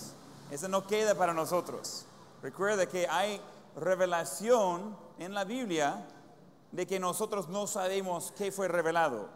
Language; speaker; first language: Spanish; non-native, fluent; English